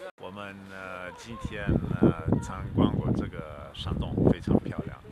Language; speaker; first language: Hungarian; non-native, fluent; Chinese